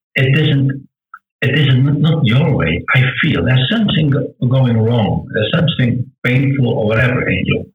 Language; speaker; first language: English; non-native, learner; Dutch